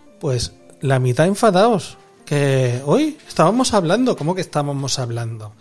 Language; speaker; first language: Spanish; native; Spanish